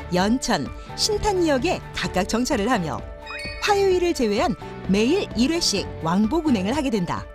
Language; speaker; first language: Korean; native; Korean